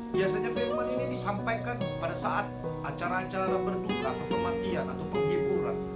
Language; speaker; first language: Indonesian; native; Indonesian